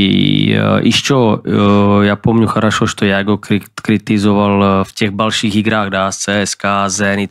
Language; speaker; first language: Russian; non-native, fluent; Czech